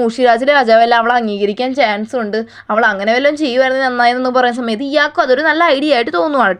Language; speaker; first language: Malayalam; native; Malayalam